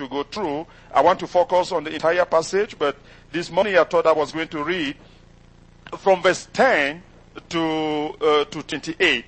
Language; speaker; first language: English; non-native, local second language; French